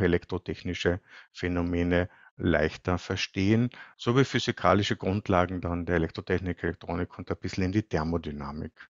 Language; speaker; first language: German; native; German